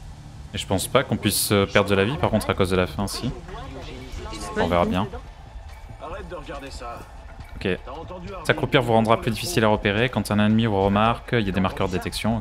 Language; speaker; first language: French; native; French